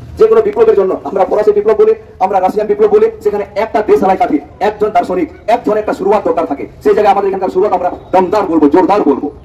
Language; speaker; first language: Bangla; non-native, local second language; Santali